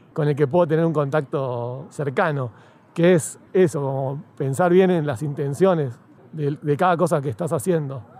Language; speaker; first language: Spanish; native; Spanish